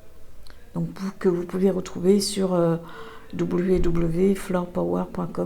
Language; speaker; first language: French; native; French